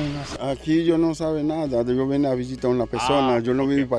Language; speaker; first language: Spanish; non-native, learner; Haitian Creole